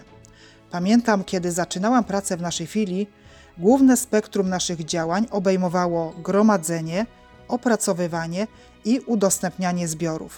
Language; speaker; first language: Polish; native; Polish